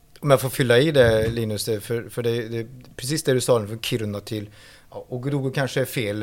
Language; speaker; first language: Swedish; non-native, fluent; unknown